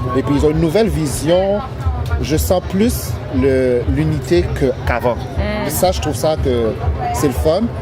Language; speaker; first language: French; early bilingual, other home language; Haitian Creole